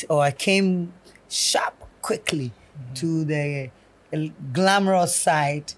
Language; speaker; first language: English; non-native, local second language; Akan